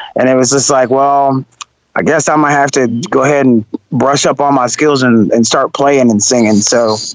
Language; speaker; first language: English; native; English